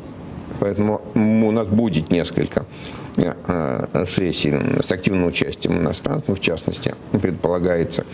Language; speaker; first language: Russian; native; Russian